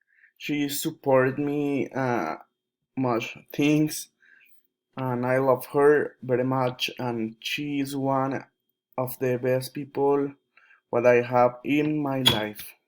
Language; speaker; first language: English; non-native, learner; Spanish